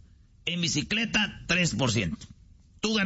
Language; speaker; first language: Spanish; native; Spanish